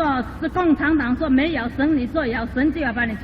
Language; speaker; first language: Chinese; native; Chinese